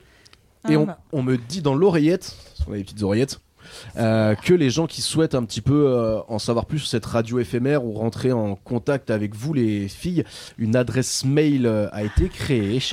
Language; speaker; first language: French; native; French